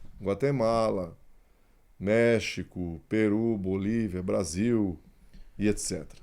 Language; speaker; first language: Portuguese; native; Portuguese